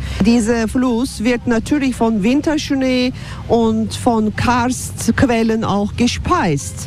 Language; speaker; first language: German; non-native, fluent; Turkish